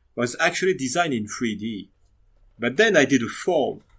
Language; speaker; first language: English; non-native, fluent; French